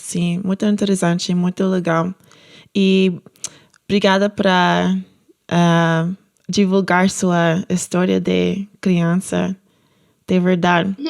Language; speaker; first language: Portuguese; non-native, learner; English